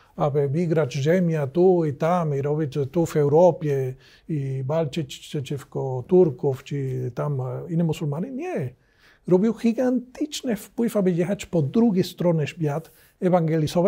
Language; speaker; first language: Polish; non-native, learner; Spanish